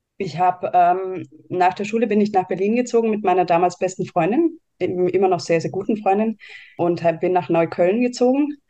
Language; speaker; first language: German; native; German